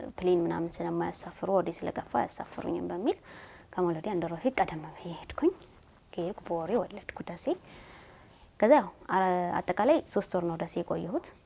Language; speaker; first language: Amharic; native; Amharic